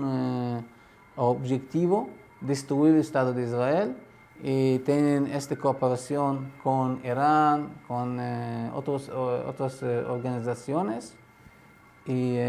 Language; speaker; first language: Spanish; non-native, learner; Arabic